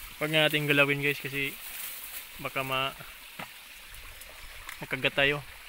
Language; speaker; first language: Filipino; non-native, local second language; Cebuano